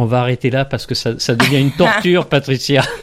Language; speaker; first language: French; native; French